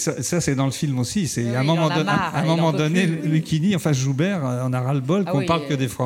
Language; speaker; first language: French; native; French